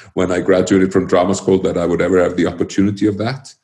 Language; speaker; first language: English; early bilingual, other home language; Icelandic